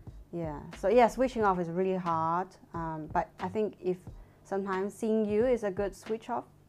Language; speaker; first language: English; non-native, fluent; Chinese